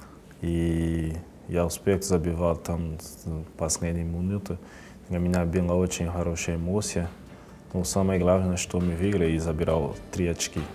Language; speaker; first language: Russian; non-native, learner; Portuguese